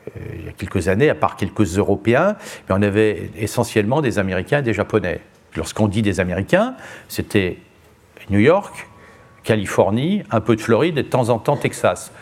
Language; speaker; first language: French; native; French